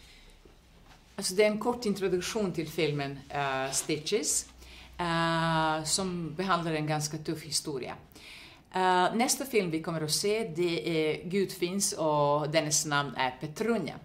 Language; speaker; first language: Swedish; non-native, fluent; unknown